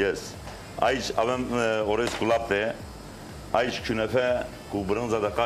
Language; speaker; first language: Romanian; non-native, fluent; Turkish